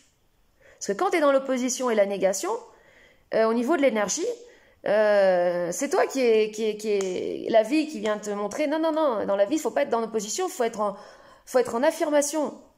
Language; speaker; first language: French; native; French